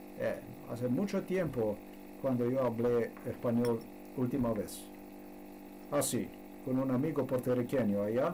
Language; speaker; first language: Spanish; non-native, learner; Slovenian